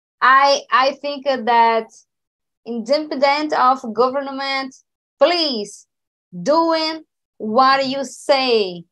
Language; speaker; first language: English; non-native, learner; Portuguese